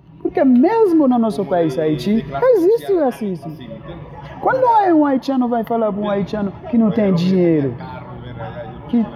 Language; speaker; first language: Portuguese; non-native, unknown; Haitian Creole